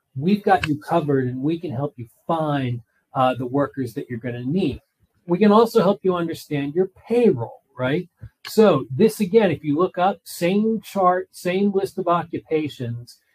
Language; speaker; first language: English; native; English